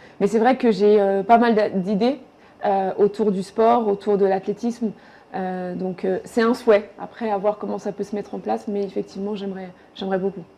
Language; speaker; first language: French; early bilingual, other home language; Bambara